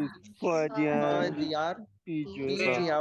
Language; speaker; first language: Chinese; non-native, learner; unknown